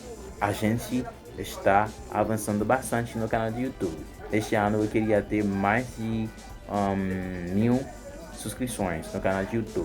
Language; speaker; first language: Portuguese; non-native, fluent; Haitian Creole